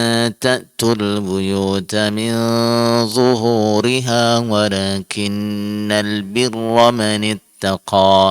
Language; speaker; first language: Arabic; non-native, fluent; Indonesian